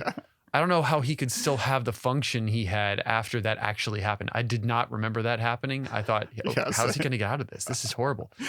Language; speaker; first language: English; native; English